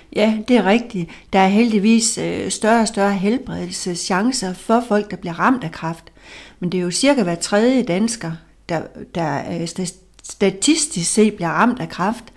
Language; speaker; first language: Danish; native; Danish